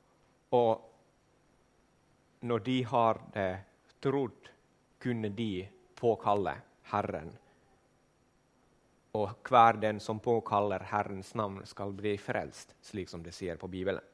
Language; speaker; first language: Norwegian; non-native, fluent; Finnish